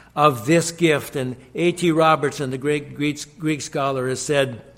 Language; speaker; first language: English; native; English